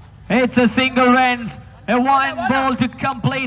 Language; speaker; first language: English; non-native, local second language; Malayalam